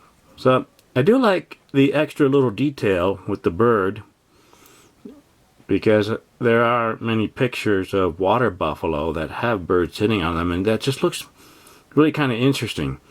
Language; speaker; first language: English; native; English